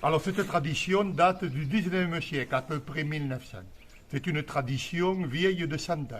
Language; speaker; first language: French; native; French